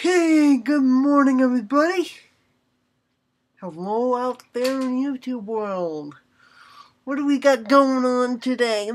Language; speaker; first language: English; native; English